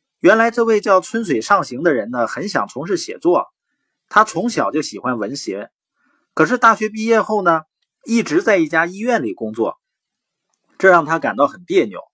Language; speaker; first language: Chinese; native; Chinese